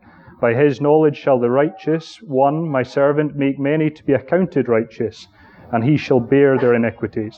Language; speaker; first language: English; native; English